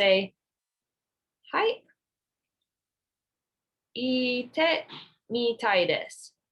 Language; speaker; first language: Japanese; non-native, fluent; English